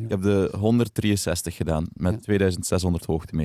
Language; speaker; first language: Dutch; native; Dutch